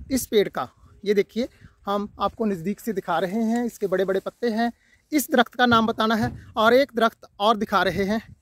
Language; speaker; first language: Hindi; non-native, local second language; Punjabi